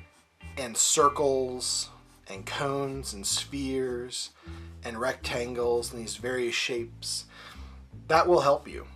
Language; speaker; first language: English; native; English